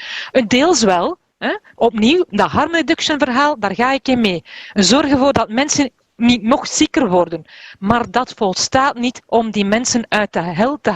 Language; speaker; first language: Dutch; native; Dutch